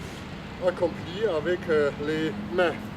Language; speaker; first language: French; non-native, fluent; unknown